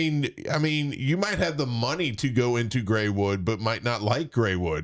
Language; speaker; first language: English; native; English